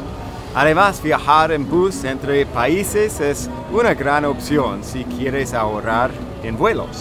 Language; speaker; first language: Spanish; non-native, fluent; English